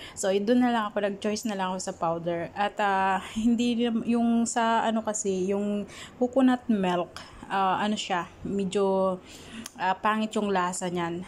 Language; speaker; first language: Filipino; non-native, local second language; Bikol